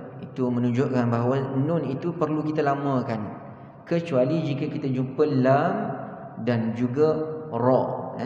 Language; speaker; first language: Malay; native; Malay